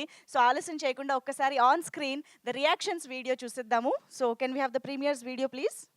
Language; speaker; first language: Telugu; native; Telugu